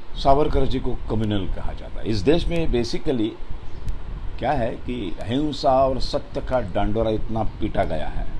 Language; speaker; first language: Hindi; non-native, local second language; Marathi